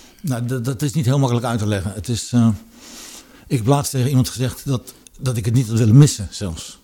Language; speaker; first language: Dutch; native; Dutch